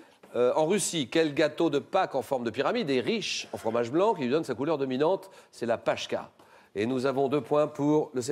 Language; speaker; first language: French; native; French